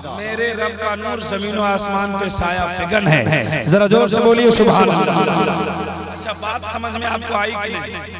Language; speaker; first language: Hindi; native; Hindi